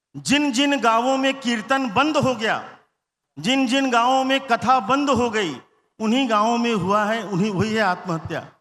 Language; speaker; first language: Hindi; non-native, local second language; Bangla